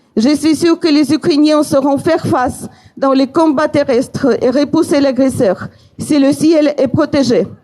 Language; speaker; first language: French; non-native, fluent; Ukrainian